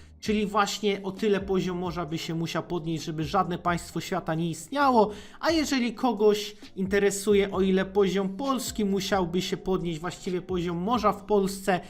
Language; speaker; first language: Polish; native; Polish